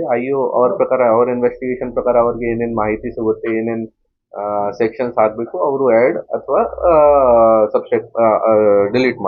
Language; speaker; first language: Kannada; non-native, fluent; Hindi